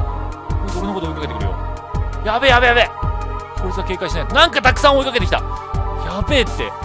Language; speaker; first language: Japanese; native; Japanese